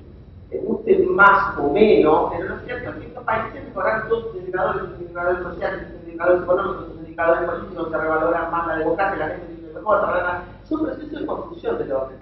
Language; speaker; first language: Spanish; native; Spanish